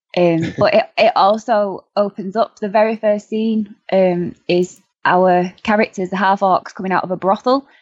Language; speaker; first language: English; native; English